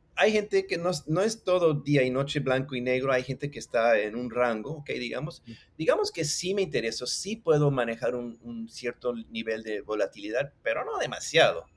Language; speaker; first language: Spanish; non-native, local second language; English